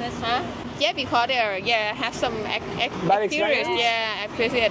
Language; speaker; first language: English; non-native, learner; Thai